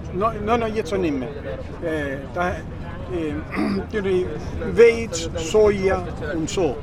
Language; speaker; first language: German; non-native, learner; Spanish